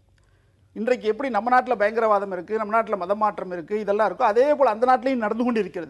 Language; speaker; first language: Tamil; native; Tamil